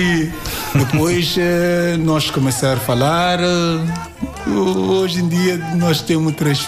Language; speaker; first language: Portuguese; non-native, learner; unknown